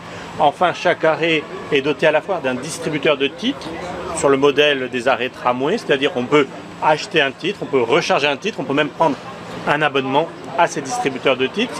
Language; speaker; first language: French; native; French